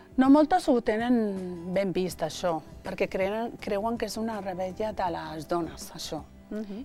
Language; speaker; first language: Catalan; early bilingual, other home language; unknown